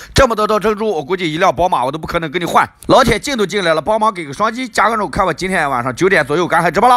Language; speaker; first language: Chinese; native; Chinese